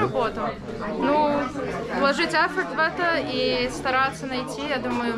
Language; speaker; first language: Russian; early bilingual, heritage; Russian